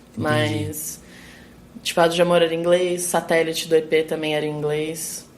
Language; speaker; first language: Portuguese; native; Portuguese